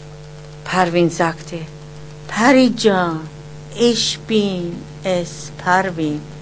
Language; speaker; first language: German; non-native, learner; Persian